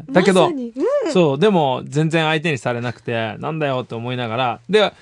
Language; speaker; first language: Japanese; native; Japanese